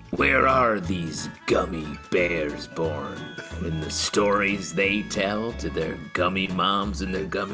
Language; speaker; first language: English; native; English